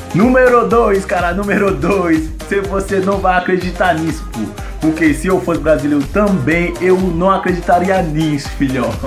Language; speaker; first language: Portuguese; non-native, fluent; Haitian Creole